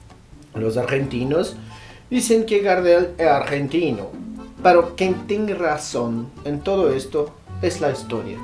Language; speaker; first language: Spanish; non-native, learner; Portuguese